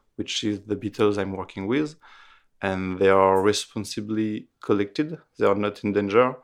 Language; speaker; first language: English; non-native, fluent; French